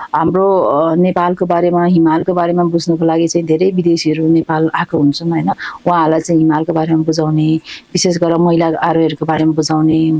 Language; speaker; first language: Nepali; non-native, local second language; Sherpa